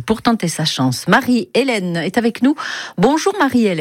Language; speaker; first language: French; native; French